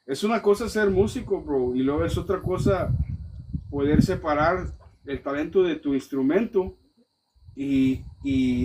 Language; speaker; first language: Spanish; early bilingual, other home language; English